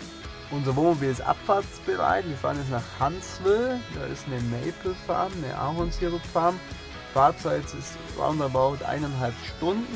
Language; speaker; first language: German; native; German